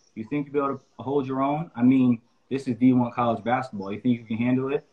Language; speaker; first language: English; native; English